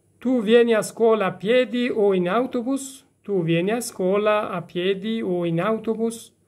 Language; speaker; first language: Italian; non-native, fluent; Persian